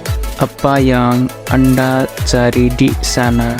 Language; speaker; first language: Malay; non-native, fluent; Nepali